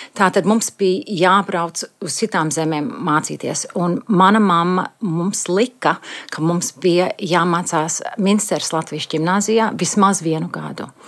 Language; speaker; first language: Latvian; early bilingual, heritage; Latvian